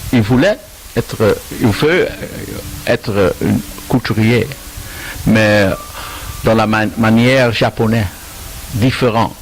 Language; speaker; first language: French; non-native, learner; Dutch